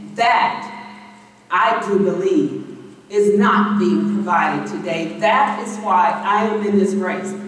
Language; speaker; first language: English; native; English